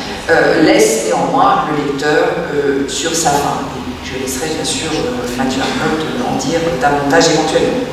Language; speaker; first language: French; native; French